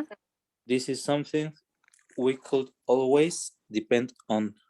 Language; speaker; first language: English; non-native, learner; Spanish